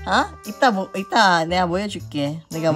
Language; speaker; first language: Korean; non-native, learner; Filipino